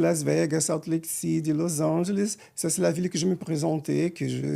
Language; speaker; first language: French; non-native, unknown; Portuguese